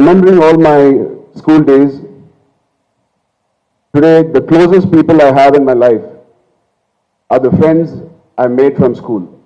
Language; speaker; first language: English; non-native, local second language; Telugu